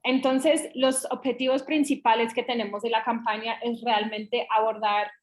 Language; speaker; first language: Spanish; non-native, fluent; English